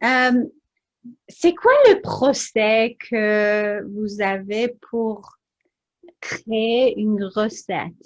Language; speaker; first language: French; non-native, learner; English